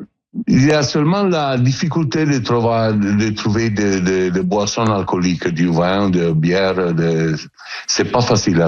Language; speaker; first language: French; non-native, fluent; Italian